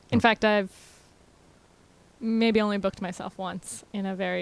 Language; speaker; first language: English; native; English